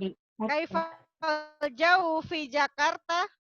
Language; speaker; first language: Arabic; non-native, learner; Indonesian